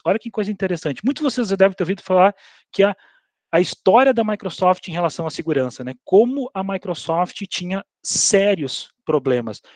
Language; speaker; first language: Portuguese; native; Portuguese